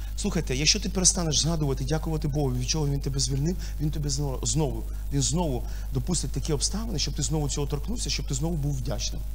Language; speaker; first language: Ukrainian; non-native, local second language; Russian